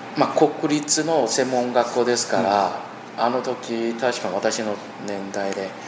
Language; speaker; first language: Japanese; non-native, fluent; Chinese